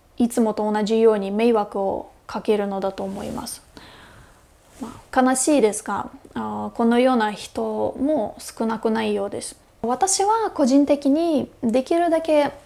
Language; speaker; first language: Japanese; non-native, fluent; Russian